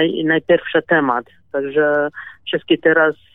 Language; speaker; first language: Polish; non-native, learner; Kurdish